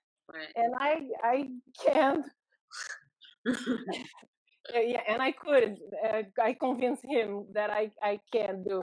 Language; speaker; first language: English; non-native, learner; Portuguese